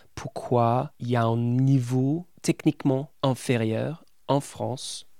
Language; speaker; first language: French; non-native, fluent; English